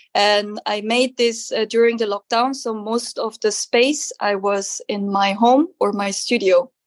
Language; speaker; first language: English; non-native, fluent; Korean